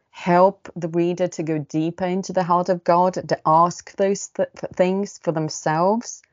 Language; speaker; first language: English; early bilingual, other home language; Estonian